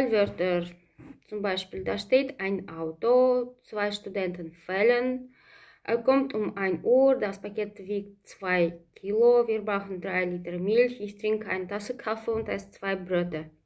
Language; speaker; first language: German; non-native, fluent; Russian